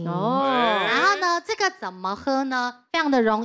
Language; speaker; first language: Chinese; native; Chinese